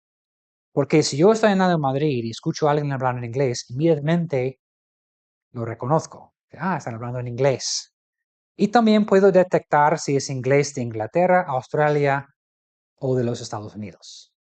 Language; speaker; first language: Spanish; non-native, fluent; English